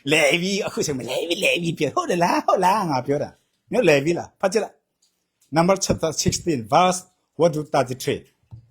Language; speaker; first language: Burmese; non-native, local second language; Tedim Chin